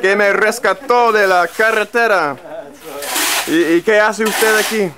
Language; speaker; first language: Spanish; non-native, fluent; English